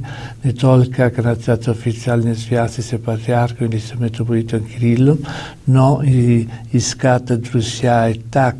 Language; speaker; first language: Russian; non-native, learner; Italian